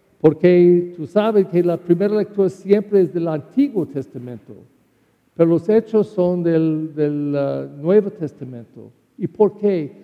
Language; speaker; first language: Spanish; non-native, learner; English